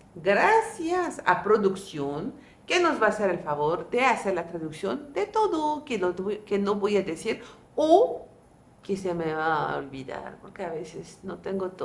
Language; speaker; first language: Spanish; non-native, fluent; French